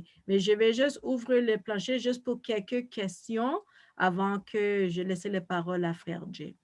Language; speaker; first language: French; non-native, fluent; English